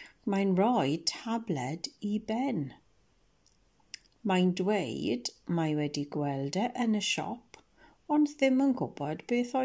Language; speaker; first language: Welsh; non-native, local second language; English